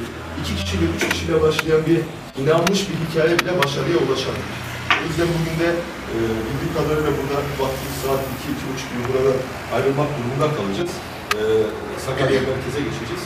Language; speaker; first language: Turkish; native; Turkish